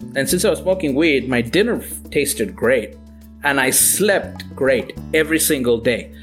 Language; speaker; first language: English; non-native, local second language; Tamil